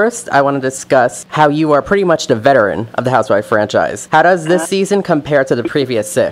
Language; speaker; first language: English; native; English